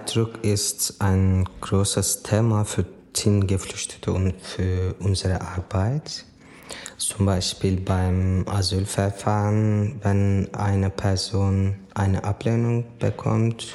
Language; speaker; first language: German; non-native, fluent; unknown